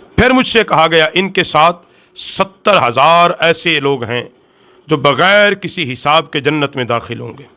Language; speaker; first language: Urdu; non-native, local second language; Punjabi